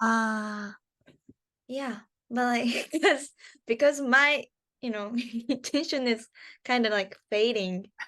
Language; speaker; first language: English; non-native, learner; Japanese